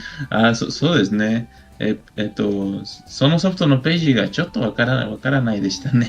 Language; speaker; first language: Japanese; non-native, learner; Spanish